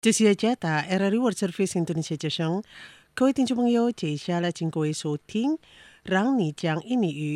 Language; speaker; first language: Chinese; non-native, fluent; Indonesian